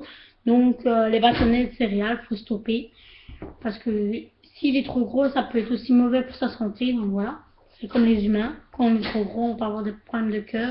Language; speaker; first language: French; native; French